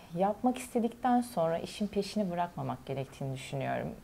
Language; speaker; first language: Turkish; native; Turkish